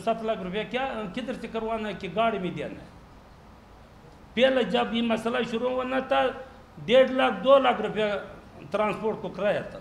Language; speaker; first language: Urdu; non-native, learner; Pashto